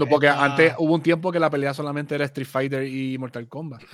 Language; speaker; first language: Spanish; native; Spanish